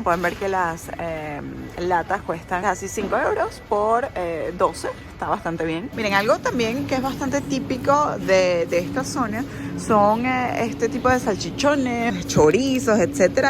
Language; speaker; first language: Spanish; native; Spanish